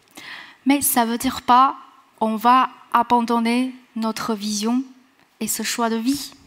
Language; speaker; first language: French; non-native, fluent; Chinese